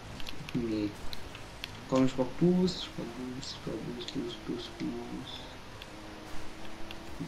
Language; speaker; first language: German; native; German